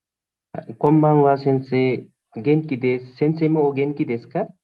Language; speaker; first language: Japanese; non-native, learner; Nepali